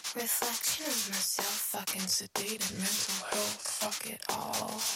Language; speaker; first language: English; non-native, fluent; Danish